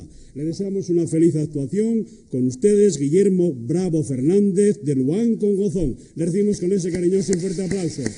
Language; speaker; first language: Spanish; native; Spanish